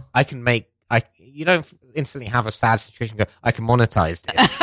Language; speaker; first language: English; non-native, local second language; Persian